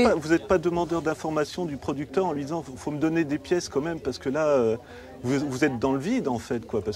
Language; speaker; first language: French; native; French